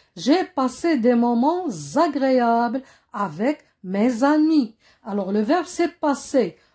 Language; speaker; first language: French; non-native, local second language; Arabic